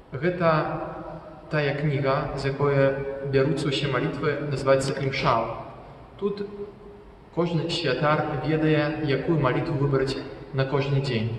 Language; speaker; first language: Belarusian; non-native, local second language; Russian